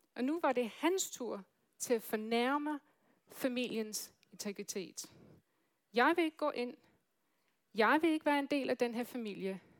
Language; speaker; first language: Danish; native; Danish